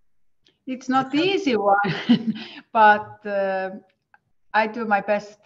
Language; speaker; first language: English; non-native, learner; Estonian